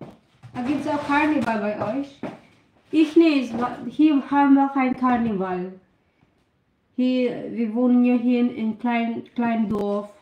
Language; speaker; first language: German; non-native, learner; Filipino